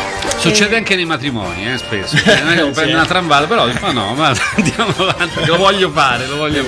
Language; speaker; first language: Italian; native; Italian